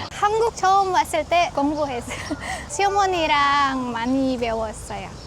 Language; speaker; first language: Korean; non-native, learner; Indonesian